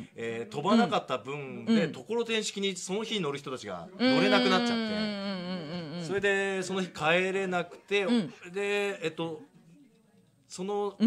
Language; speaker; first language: Japanese; native; Japanese